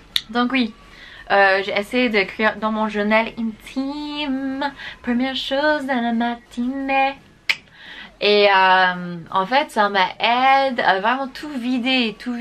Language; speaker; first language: French; non-native, fluent; English